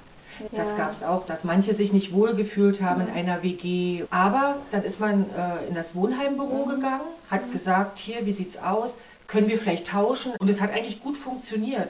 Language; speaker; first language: German; native; German